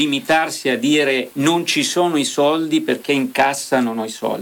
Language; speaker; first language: Italian; native; Italian